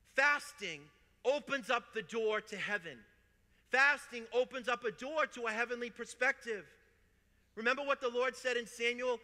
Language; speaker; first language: English; native; English